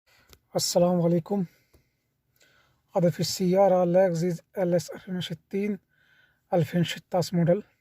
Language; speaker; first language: Arabic; non-native, learner; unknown